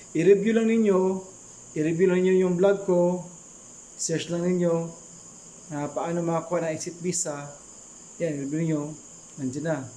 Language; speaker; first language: Filipino; non-native, local second language; Cebuano